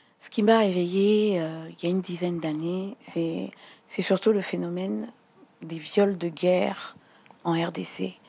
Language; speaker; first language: French; non-native, local second language; Lingala